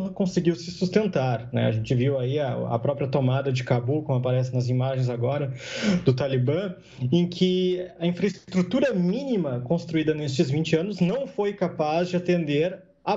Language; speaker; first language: Portuguese; native; Portuguese